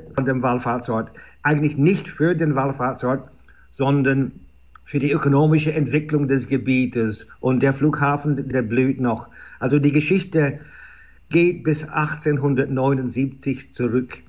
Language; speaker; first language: German; non-native, fluent; English